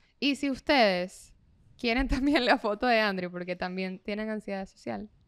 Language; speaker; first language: Spanish; native; Spanish